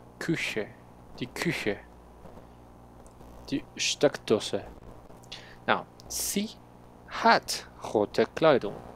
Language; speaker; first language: German; non-native, learner; Spanish